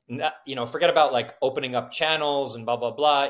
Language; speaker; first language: English; native; English